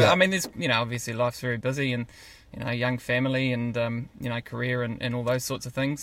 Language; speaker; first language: English; native; English